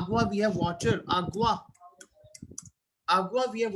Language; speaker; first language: English; non-native, local second language; Hindi